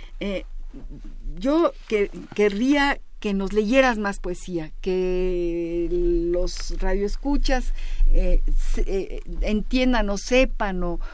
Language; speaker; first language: Spanish; native; Spanish